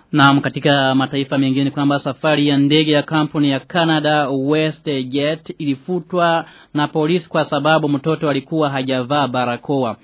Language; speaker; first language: Swahili; non-native, local second language; Rundi